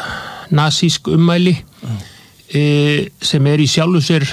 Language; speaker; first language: Icelandic; native; Icelandic